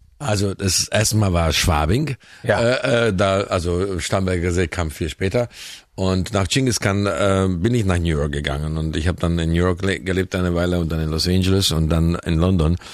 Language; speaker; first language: German; non-native, fluent; Hungarian